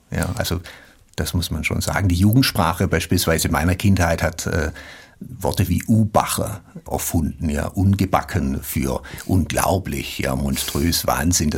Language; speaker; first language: German; native; German